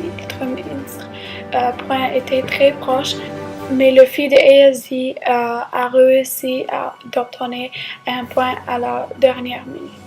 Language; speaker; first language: French; non-native, learner; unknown